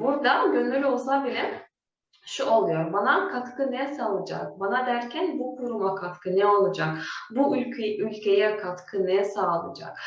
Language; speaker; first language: Turkish; non-native, fluent; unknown